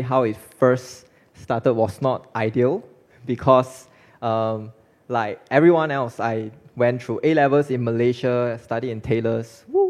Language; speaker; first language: English; non-native, local second language; Chinese